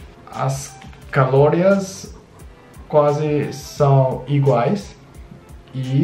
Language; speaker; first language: Portuguese; non-native, learner; English